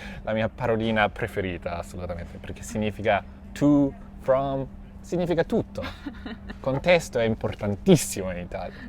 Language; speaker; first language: Italian; non-native, fluent; English